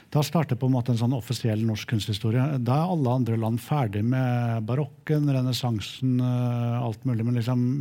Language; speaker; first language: Norwegian; native; Norwegian